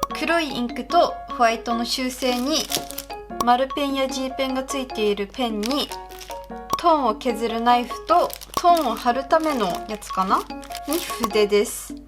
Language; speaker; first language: Japanese; early bilingual, heritage; Japanese